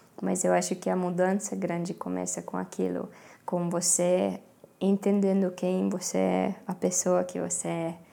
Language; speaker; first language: Portuguese; non-native, fluent; Estonian